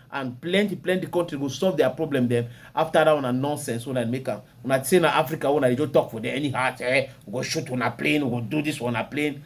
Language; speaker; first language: Nigerian Pidgin; native; Nigerian Pidgin